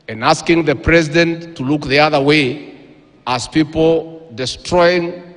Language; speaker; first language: English; non-native, local second language; Kikuyu